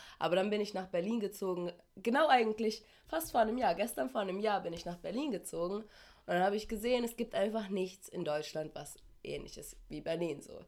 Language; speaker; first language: German; early bilingual, heritage; German